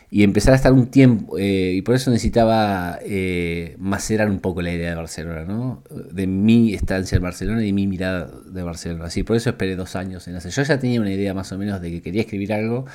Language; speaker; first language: Spanish; native; Spanish